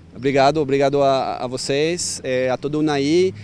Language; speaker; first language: Portuguese; non-native, fluent; French